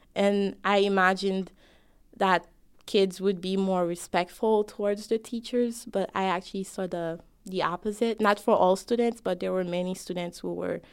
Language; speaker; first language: English; non-native, fluent; Haitian Creole